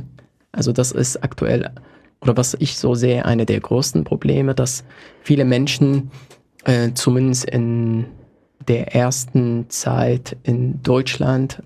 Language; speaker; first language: German; native; German